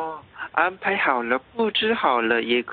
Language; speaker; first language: Chinese; non-native, learner; Korean